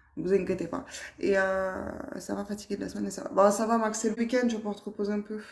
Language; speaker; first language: French; native; French